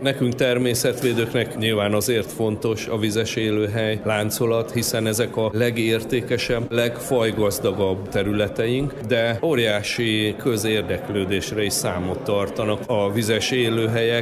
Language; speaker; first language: Hungarian; native; Hungarian